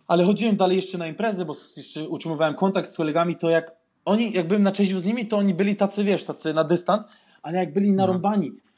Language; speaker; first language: Polish; early bilingual, heritage; Polish